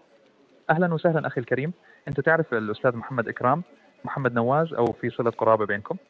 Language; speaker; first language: Arabic; native; Arabic